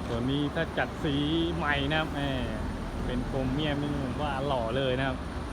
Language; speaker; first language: Thai; non-native, local second language; Pattani Malay